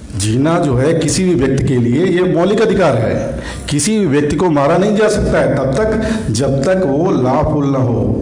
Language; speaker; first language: Hindi; native; Hindi